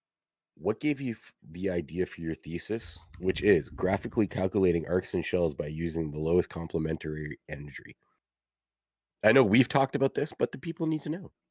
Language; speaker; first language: English; native; English